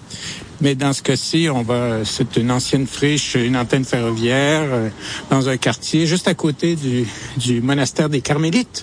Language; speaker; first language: French; native; French